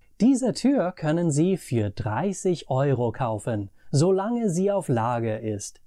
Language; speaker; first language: German; non-native, fluent; English